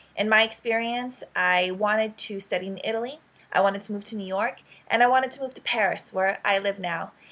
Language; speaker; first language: English; early bilingual, other home language; Filipino